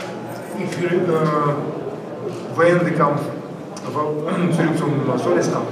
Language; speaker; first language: German; non-native, learner; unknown